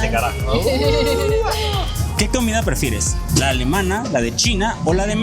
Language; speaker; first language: Spanish; native; Spanish